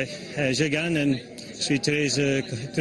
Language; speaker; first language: French; non-native, learner; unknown